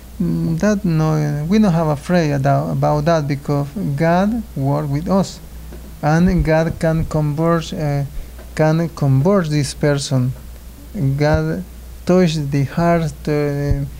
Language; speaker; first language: English; non-native, learner; Spanish